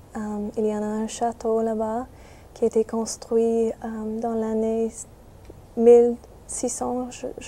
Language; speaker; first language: French; non-native, fluent; English